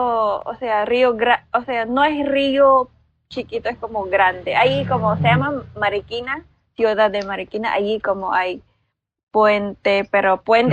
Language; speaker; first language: Spanish; non-native, learner; Filipino